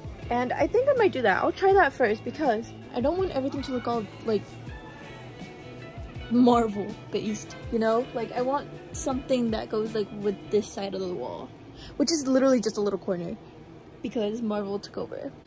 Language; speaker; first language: English; early bilingual, other home language; Spanish